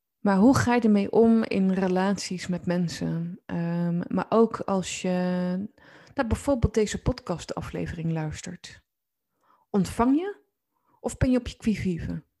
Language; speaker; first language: Dutch; native; Dutch